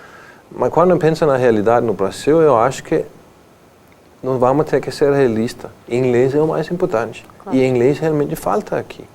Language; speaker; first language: Portuguese; non-native, fluent; Danish